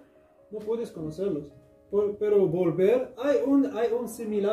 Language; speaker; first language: Spanish; non-native, learner; Arabic